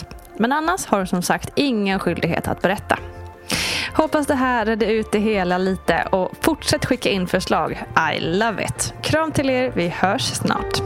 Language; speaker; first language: Swedish; native; Swedish